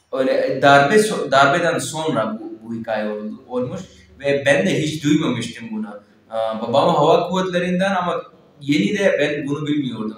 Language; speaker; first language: Turkish; non-native, fluent; Urdu